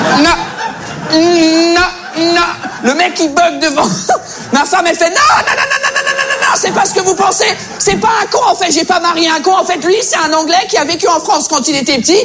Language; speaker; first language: French; early bilingual, other home language; English